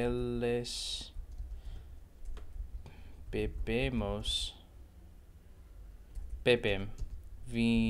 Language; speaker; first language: Portuguese; non-native, learner; English